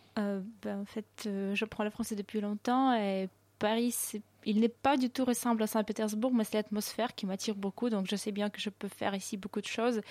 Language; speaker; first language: French; non-native, fluent; Russian